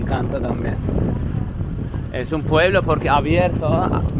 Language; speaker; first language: Spanish; non-native, learner; Turkish